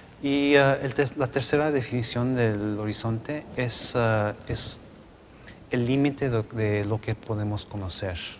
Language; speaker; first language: Spanish; non-native, local second language; English